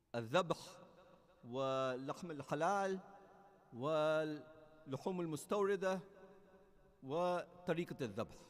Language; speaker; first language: Arabic; non-native, fluent; English